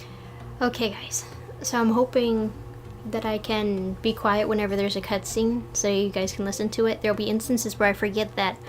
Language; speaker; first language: English; native; English